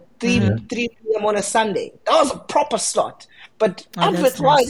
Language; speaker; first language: English; non-native, local second language; Shona